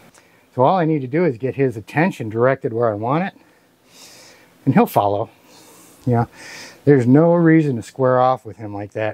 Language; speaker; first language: English; native; English